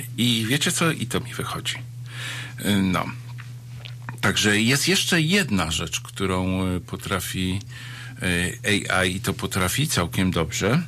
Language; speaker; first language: Polish; native; Polish